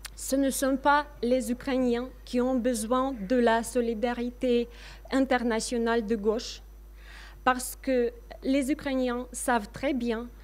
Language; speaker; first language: French; non-native, fluent; Russian